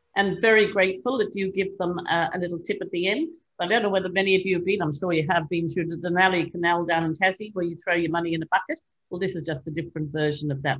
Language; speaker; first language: English; native; English